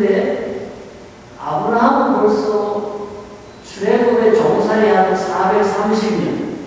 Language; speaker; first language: Korean; native; Korean